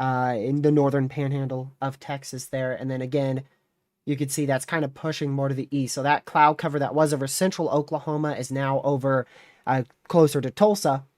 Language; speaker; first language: English; native; English